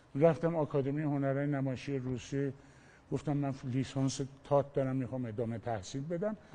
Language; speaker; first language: Persian; non-native, local second language; Armenian